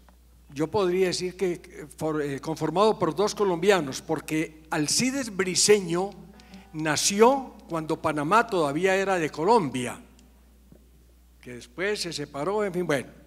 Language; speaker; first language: Spanish; native; Spanish